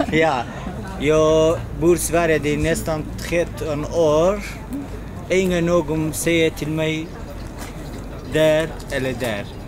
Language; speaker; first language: Swedish; non-native, learner; Persian